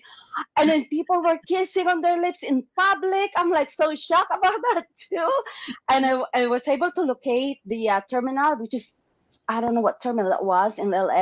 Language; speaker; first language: English; non-native, local second language; Hiligaynon